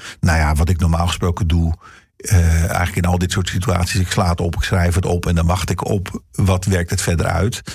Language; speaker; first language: Dutch; early bilingual, heritage; Dutch